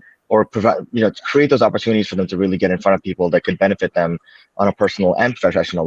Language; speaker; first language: English; native; English